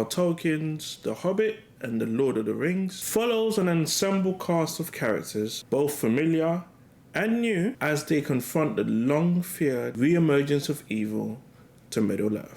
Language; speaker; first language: English; native; English